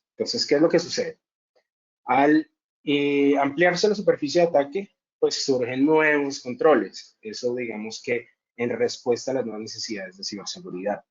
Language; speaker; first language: Spanish; native; Spanish